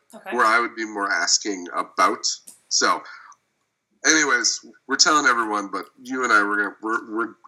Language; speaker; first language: English; native; English